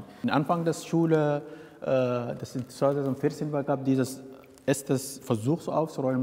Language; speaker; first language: German; non-native, fluent; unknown